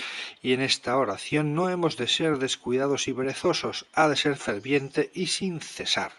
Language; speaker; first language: Spanish; native; Spanish